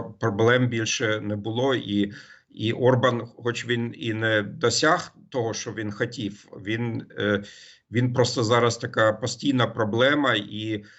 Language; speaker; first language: Ukrainian; non-native, fluent; German